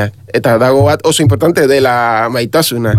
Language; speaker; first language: Basque; non-native, learner; Spanish